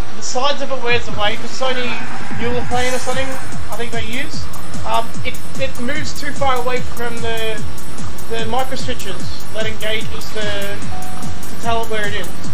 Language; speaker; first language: English; native; English